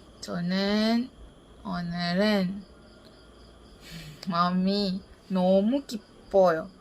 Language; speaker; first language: Korean; non-native, learner; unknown